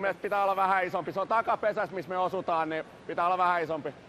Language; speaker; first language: Finnish; native; Finnish